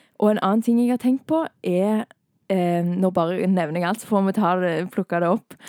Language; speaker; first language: Norwegian; native; Norwegian